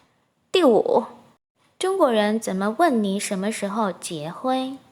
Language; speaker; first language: Chinese; non-native, fluent; Indonesian